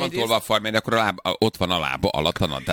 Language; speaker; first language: Hungarian; native; Hungarian